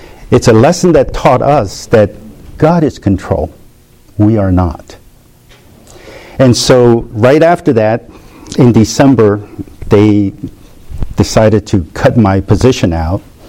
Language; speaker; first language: English; early bilingual, other home language; Chinese